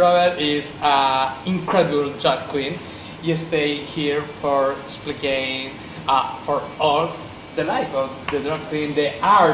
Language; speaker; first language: English; non-native, learner; Spanish